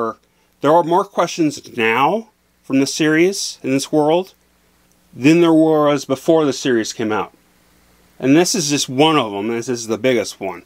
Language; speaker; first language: English; native; English